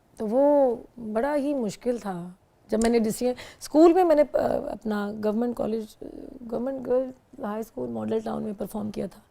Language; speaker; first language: Urdu; non-native, local second language; Punjabi